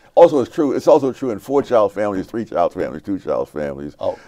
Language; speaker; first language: English; native; English